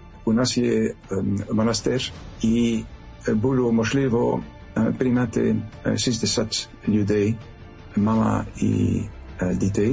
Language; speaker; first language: Ukrainian; non-native, learner; French